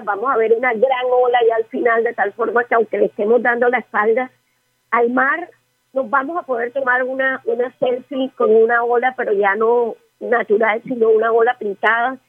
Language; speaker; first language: Spanish; native; Spanish